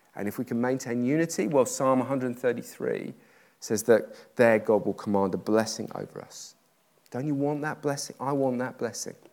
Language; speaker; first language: English; native; English